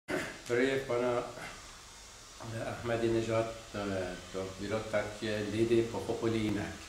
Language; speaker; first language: Czech; non-native, fluent; Persian